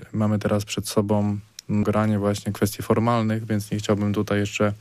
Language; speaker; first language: Polish; native; Polish